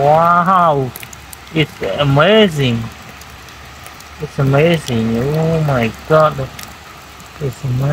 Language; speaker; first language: English; non-native, learner; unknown